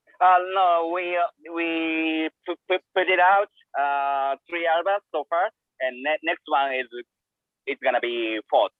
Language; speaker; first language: English; non-native, learner; Japanese